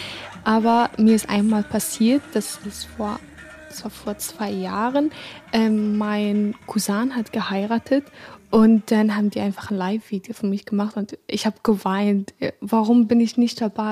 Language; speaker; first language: German; non-native, fluent; Arabic